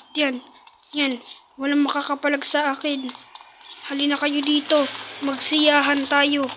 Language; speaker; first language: Filipino; non-native, local second language; Waray